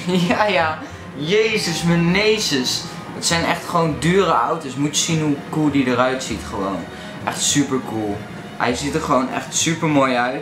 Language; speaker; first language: Dutch; native; Dutch